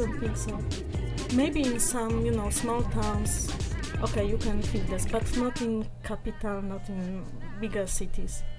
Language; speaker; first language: English; non-native, learner; Polish